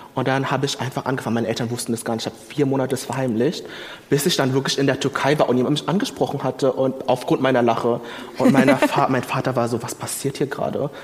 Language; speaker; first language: German; native; German